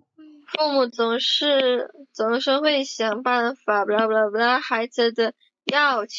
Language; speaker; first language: Chinese; non-native, fluent; Indonesian